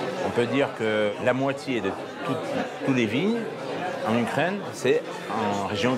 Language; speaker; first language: French; non-native, fluent; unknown